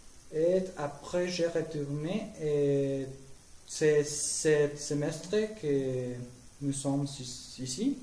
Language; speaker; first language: French; non-native, learner; Spanish